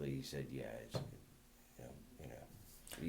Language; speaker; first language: English; native; English